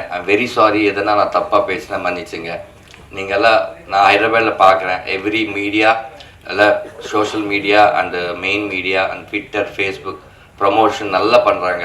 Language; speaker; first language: Tamil; non-native, learner; Telugu